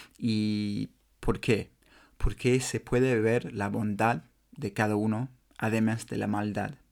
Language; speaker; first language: Spanish; non-native, learner; English